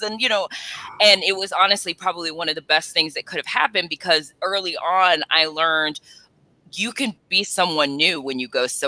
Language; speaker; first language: English; native; English